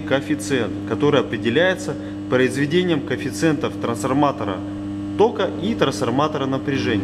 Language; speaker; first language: Russian; native; Russian